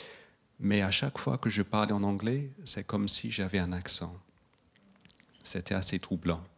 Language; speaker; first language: French; non-native, fluent; English